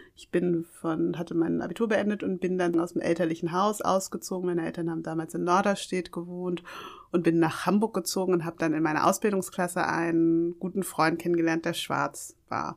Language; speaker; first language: German; early bilingual, other home language; Yoruba